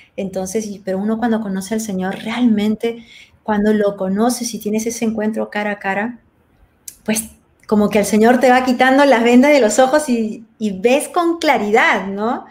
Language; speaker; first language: Spanish; native; Spanish